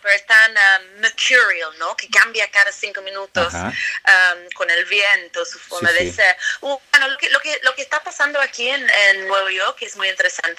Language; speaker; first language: Spanish; non-native, fluent; English